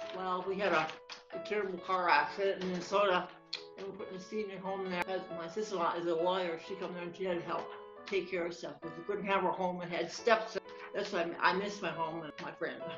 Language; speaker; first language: English; native; English